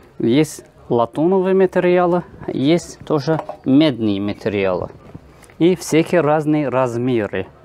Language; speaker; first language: Russian; non-native, learner; Turkish